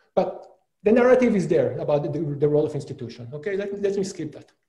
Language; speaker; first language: English; non-native, fluent; Hebrew